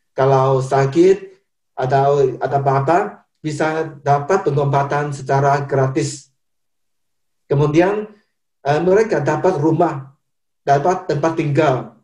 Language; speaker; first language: Indonesian; non-native, fluent; Chinese